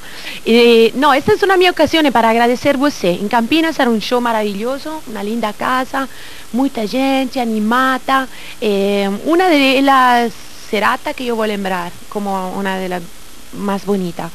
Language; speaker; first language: Portuguese; non-native, learner; Italian